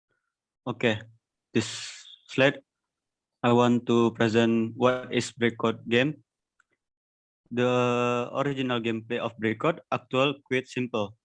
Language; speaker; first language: English; non-native, learner; Indonesian